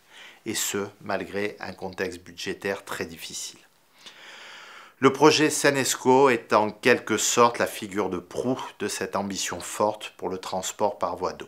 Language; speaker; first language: French; native; French